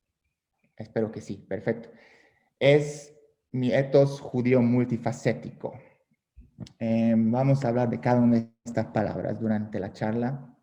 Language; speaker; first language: Spanish; non-native, fluent; Hungarian